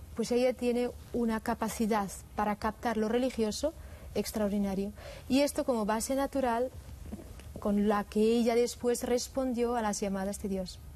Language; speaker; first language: Spanish; non-native, fluent; Swiss German